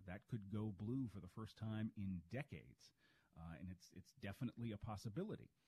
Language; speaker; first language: English; native; English